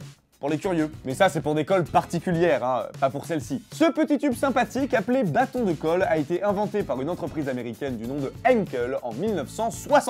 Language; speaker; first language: French; native; French